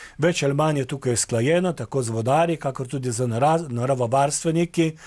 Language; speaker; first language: Slovenian; native; Slovenian